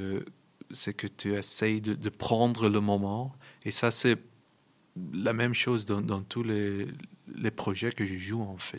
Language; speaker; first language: French; non-native, local second language; Dutch